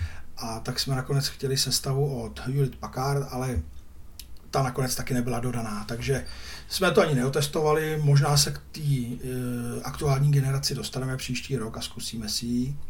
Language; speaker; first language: Czech; native; Czech